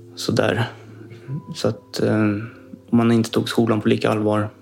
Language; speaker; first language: Swedish; native; Swedish